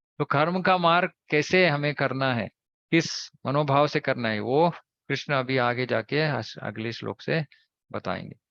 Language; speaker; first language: Hindi; non-native, local second language; Kannada